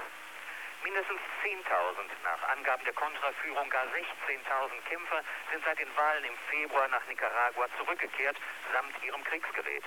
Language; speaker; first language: German; native; German